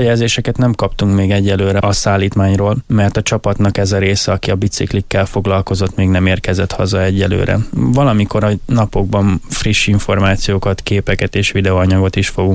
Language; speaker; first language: Hungarian; native; Hungarian